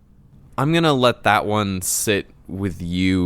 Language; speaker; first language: English; native; English